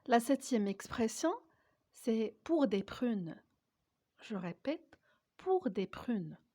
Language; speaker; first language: French; non-native, local second language; Arabic